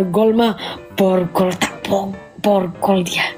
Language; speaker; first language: Indonesian; native; Indonesian